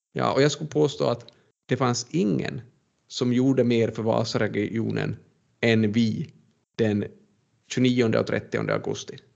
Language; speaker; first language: Swedish; native; Swedish